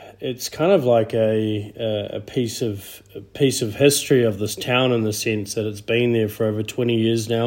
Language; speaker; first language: English; native; English